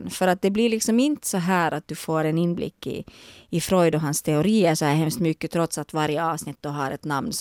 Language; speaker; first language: Swedish; native; Swedish